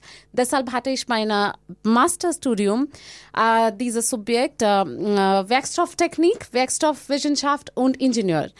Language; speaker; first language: German; non-native, learner; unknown